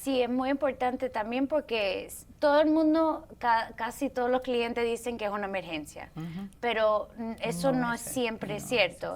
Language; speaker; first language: Spanish; early bilingual, heritage; Spanish